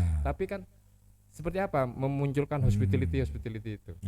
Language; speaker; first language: Indonesian; non-native, local second language; Javanese